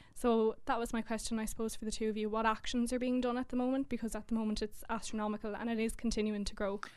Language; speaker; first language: English; native; English